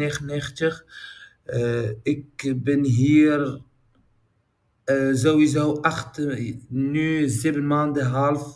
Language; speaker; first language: Dutch; non-native, learner; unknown